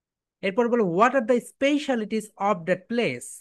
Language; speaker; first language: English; non-native, fluent; Bangla